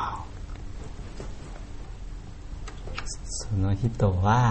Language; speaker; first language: Japanese; non-native, learner; Thai